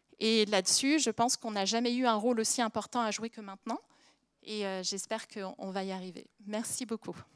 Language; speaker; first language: French; native; French